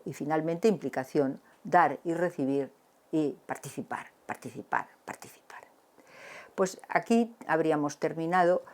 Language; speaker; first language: Spanish; native; Spanish